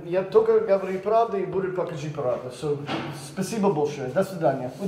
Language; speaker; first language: Russian; non-native, learner; English